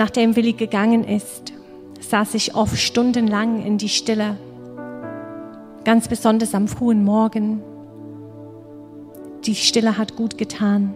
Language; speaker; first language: German; non-native, fluent; English